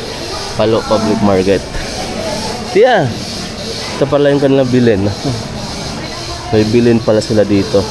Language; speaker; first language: Filipino; non-native, local second language; Waray